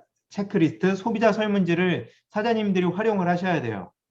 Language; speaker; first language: Korean; native; Korean